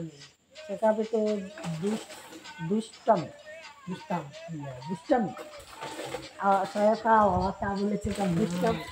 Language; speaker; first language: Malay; non-native, learner; Bangla